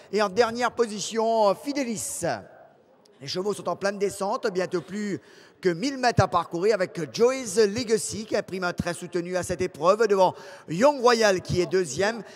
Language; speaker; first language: French; non-native, local second language; Morisyen